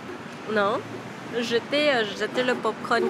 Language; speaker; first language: French; non-native, fluent; Thai